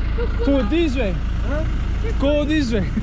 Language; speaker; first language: English; non-native, learner; Turkish